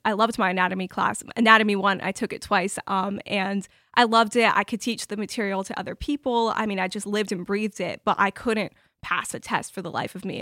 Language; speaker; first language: English; early bilingual, other home language; Ukrainian